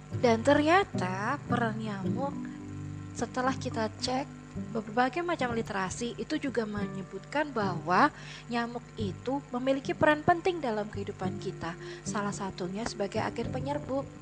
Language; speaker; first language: Indonesian; native; Indonesian